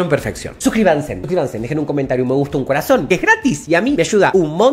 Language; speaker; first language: Spanish; native; Spanish